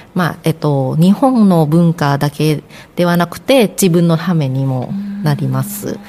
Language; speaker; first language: Japanese; non-native, fluent; Thai